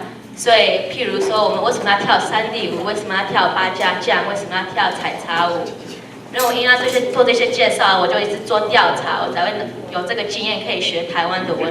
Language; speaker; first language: Chinese; early bilingual, heritage; Chinese